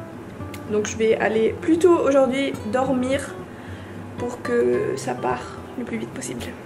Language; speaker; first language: French; non-native, fluent; Finnish